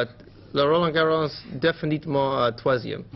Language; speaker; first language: French; non-native, learner; English